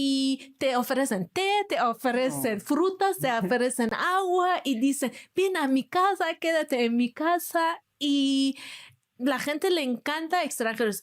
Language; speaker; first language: Spanish; non-native, fluent; Persian